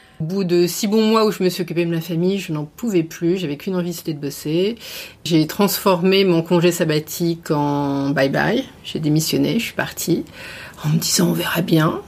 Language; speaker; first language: French; native; French